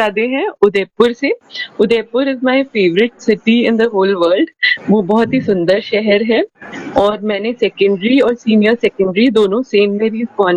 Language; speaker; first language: Hindi; non-native, local second language; Rajasthani